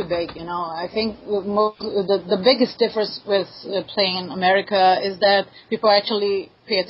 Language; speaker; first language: English; non-native, fluent; Portuguese